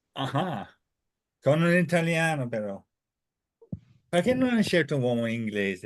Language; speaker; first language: Italian; non-native, fluent; English